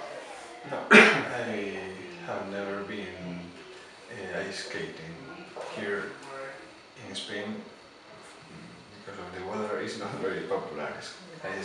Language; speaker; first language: English; non-native, learner; Spanish